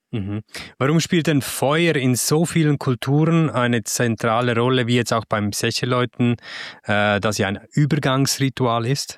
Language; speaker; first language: German; native; German